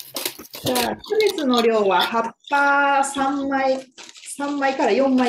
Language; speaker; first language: Japanese; native; Japanese